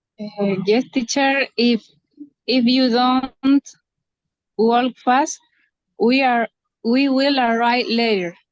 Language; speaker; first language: English; non-native, learner; Spanish